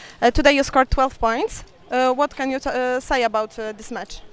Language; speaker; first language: English; non-native, learner; Polish